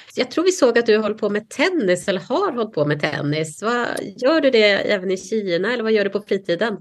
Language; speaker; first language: Swedish; native; Swedish